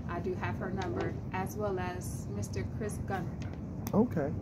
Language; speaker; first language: English; native; English